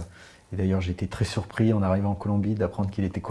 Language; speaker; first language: French; native; French